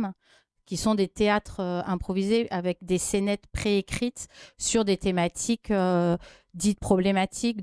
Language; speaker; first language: French; native; French